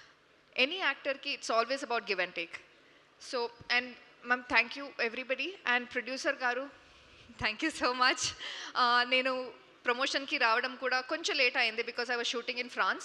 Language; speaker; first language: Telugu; non-native, local second language; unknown